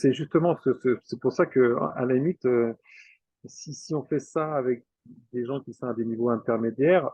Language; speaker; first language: French; native; French